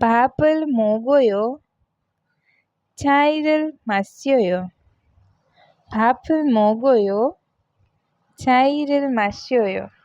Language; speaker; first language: Korean; non-native, learner; Hindi